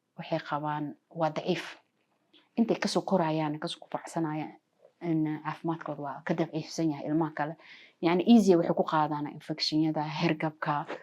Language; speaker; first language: Somali; early bilingual, heritage; Somali